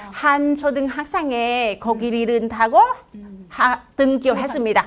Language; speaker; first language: Korean; non-native, learner; Thai